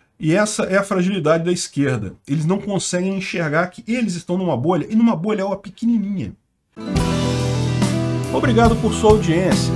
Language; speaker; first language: Portuguese; native; Portuguese